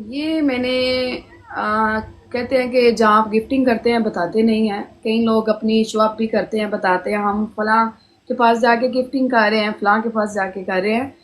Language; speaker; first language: Urdu; early bilingual, heritage; Hindi